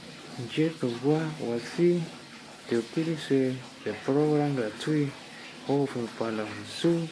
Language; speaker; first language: French; non-native, learner; Spanish